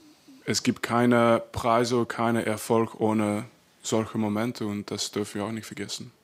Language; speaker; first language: German; non-native, fluent; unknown